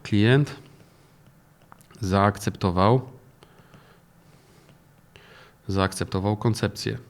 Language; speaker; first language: Polish; native; Polish